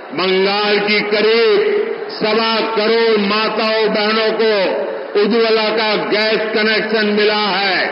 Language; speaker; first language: Hindi; non-native, local second language; Gujarati